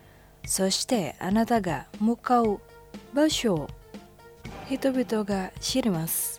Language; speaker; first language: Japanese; non-native, fluent; Indonesian